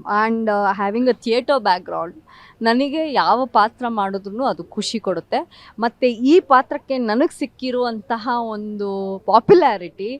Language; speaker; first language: Kannada; native; Kannada